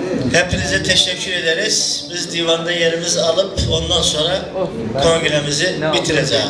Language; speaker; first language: Turkish; native; Turkish